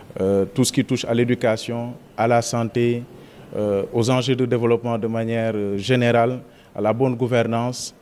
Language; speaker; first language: French; non-native, local second language; Wolof